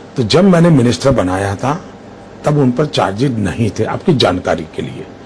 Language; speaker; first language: Hindi; non-native, local second language; Gujarati